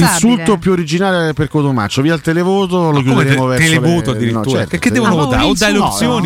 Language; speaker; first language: Italian; native; Italian